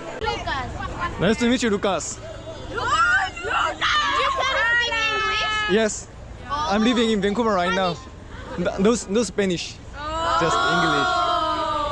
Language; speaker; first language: English; non-native, learner; Korean